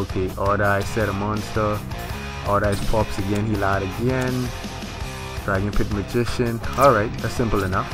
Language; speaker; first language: English; native; English